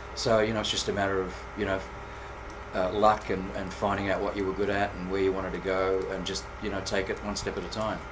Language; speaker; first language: English; native; English